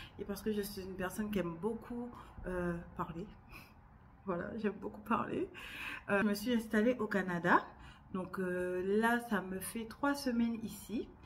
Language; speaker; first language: French; native; French